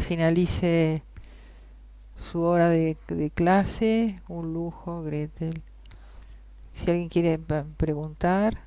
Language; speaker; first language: Spanish; native; Spanish